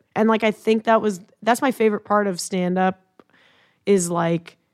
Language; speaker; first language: English; native; English